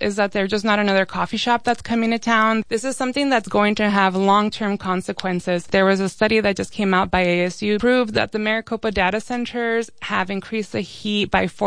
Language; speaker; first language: English; early bilingual, other home language; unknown